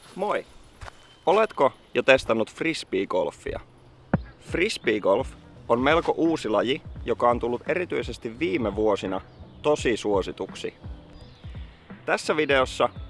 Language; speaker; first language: Finnish; native; Finnish